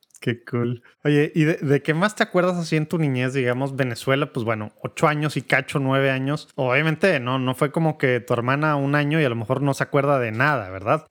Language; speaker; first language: Spanish; native; Spanish